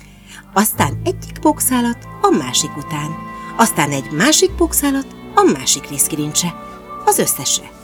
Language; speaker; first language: Hungarian; native; Hungarian